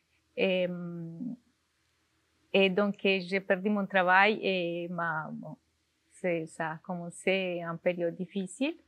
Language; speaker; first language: French; non-native, fluent; Spanish